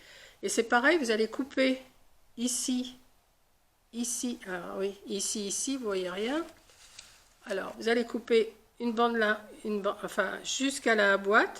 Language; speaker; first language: French; native; French